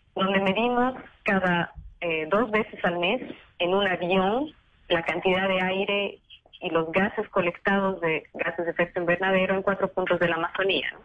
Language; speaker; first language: Spanish; native; Spanish